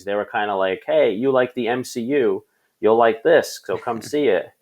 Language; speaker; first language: English; native; English